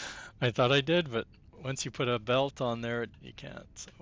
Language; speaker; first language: English; native; English